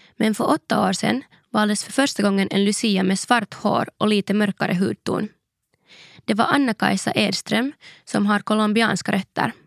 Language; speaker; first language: Swedish; native; Swedish